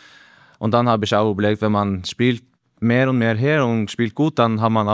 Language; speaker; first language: German; non-native, learner; Norwegian